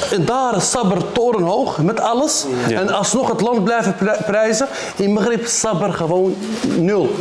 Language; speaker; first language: Dutch; early bilingual, other home language; Arabic